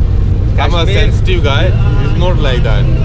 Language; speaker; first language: English; non-native, local second language; Hindi